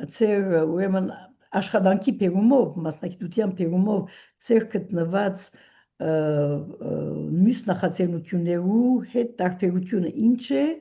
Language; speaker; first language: Armenian; early bilingual, heritage; Armenian